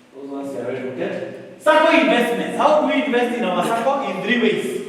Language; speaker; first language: English; non-native, local second language; Swahili